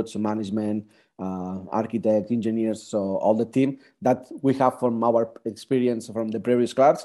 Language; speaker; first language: English; non-native, fluent; Spanish